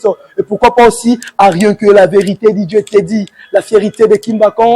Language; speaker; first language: French; non-native, local second language; Lingala